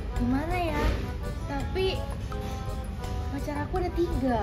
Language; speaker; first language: Indonesian; native; Indonesian